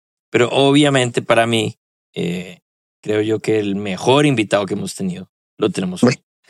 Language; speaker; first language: Spanish; early bilingual, heritage; Spanish